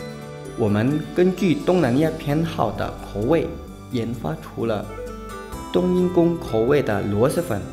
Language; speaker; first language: Chinese; non-native, fluent; Indonesian